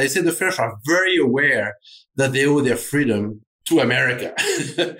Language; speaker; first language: English; non-native, fluent; French